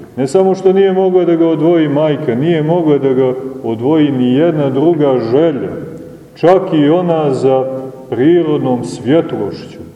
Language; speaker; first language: Serbian; native; Serbian